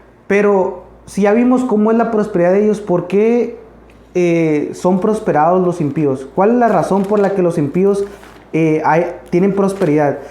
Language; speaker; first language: Spanish; native; Spanish